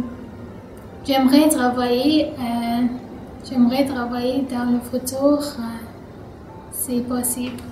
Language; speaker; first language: French; non-native, learner; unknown